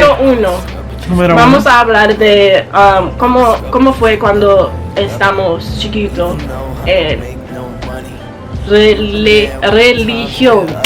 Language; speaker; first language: Spanish; non-native, learner; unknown